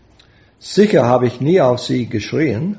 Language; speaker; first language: German; non-native, fluent; English